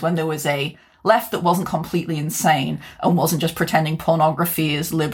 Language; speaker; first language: English; native; English